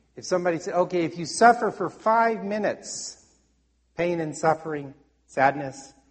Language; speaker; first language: English; native; English